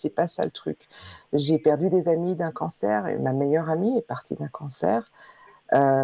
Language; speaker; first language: French; native; French